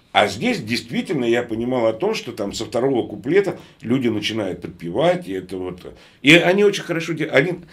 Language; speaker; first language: Russian; native; Russian